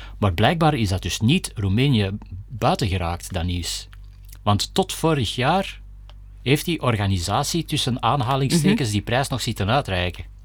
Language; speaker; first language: Dutch; native; Dutch